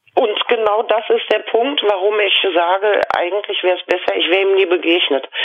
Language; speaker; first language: German; native; German